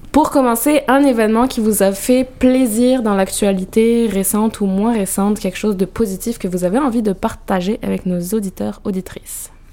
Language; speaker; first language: French; native; French